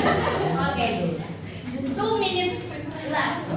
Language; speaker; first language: English; non-native, fluent; Indonesian